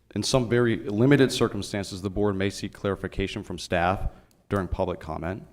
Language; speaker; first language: English; native; English